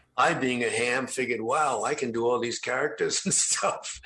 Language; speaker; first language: English; native; English